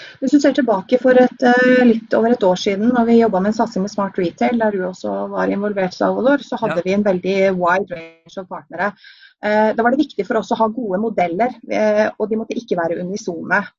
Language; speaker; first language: Norwegian; native; Norwegian